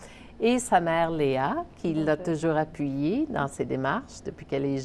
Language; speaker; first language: French; native; French